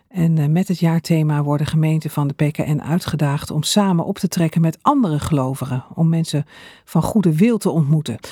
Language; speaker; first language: Dutch; native; Dutch